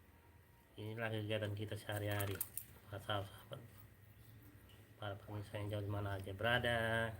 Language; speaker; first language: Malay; non-native, local second language; Minangkabau